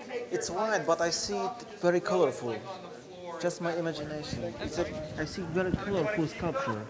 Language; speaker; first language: English; non-native, fluent; Polish